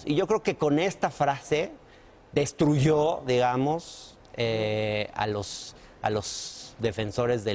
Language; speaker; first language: Spanish; native; Spanish